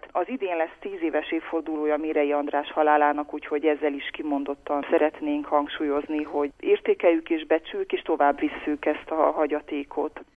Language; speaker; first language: Hungarian; native; Hungarian